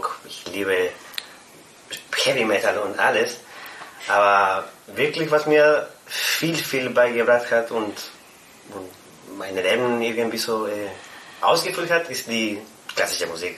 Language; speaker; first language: German; non-native, fluent; Spanish